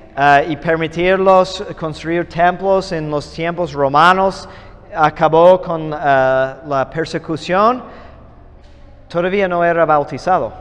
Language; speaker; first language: Spanish; non-native, fluent; English